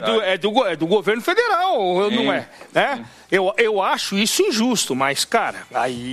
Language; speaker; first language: Portuguese; native; Portuguese